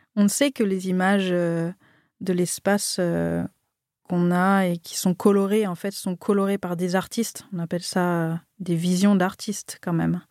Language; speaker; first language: French; native; French